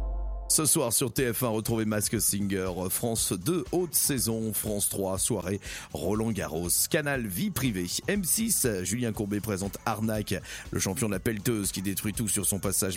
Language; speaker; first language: French; native; French